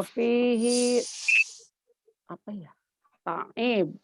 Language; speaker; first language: Arabic; non-native, learner; Indonesian